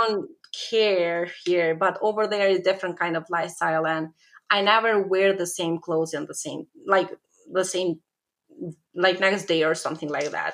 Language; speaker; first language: English; non-native, fluent; Albanian